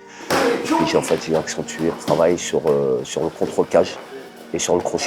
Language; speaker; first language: French; native; French